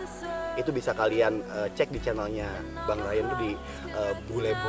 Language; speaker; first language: Indonesian; native; Indonesian